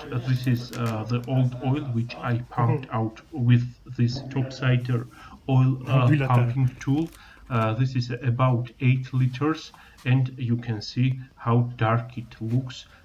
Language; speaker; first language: English; non-native, learner; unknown